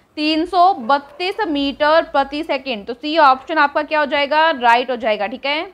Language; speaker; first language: Hindi; native; Hindi